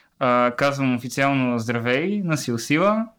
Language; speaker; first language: Bulgarian; native; Bulgarian